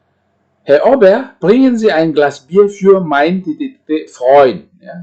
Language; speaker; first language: German; non-native, fluent; Indonesian